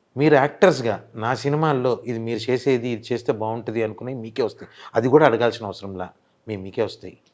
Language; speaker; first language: Telugu; native; Telugu